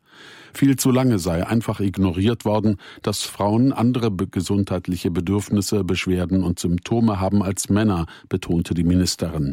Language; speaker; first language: German; native; German